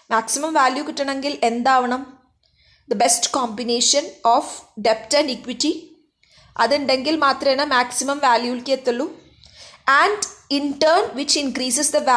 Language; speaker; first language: English; non-native, local second language; Malayalam